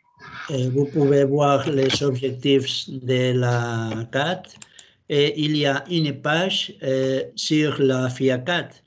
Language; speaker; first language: French; non-native, learner; Catalan